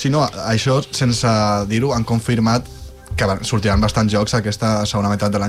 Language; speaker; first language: Catalan; native; Catalan